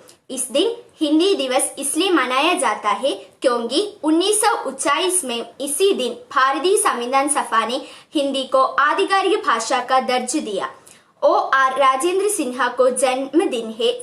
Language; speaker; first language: Hindi; non-native, local second language; Malayalam